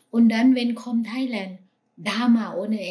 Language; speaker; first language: German; non-native, learner; Thai